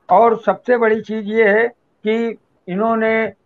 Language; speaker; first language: Hindi; native; Hindi